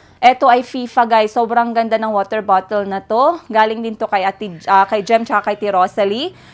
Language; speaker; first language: Filipino; native; Filipino